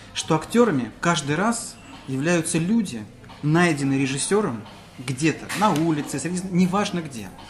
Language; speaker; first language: Russian; native; Russian